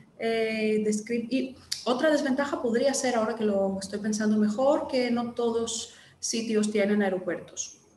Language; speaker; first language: Spanish; non-native, fluent; Greek